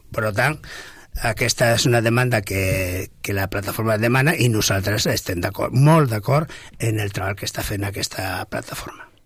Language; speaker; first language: Catalan; non-native, local second language; Spanish